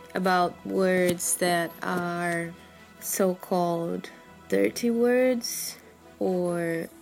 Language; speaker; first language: English; non-native, fluent; Portuguese